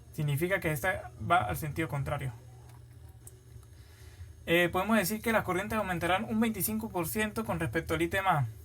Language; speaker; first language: Spanish; native; Spanish